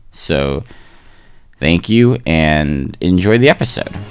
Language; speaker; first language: English; native; English